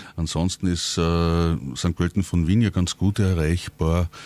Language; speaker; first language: German; native; German